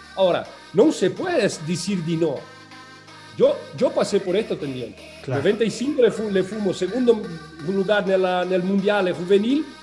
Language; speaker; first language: Spanish; non-native, learner; Portuguese